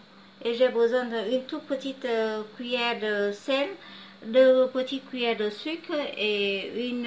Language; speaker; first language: French; non-native, learner; Vietnamese